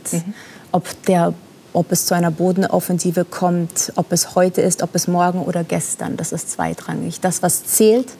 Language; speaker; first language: German; non-native, fluent; Persian